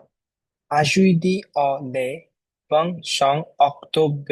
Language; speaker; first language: French; non-native, learner; Bangla